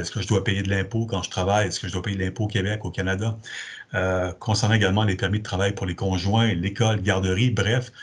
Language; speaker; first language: French; native; French